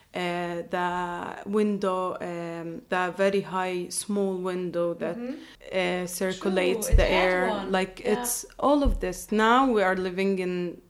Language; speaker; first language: English; non-native, fluent; Arabic